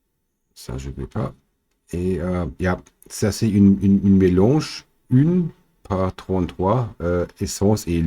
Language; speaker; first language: French; non-native, fluent; German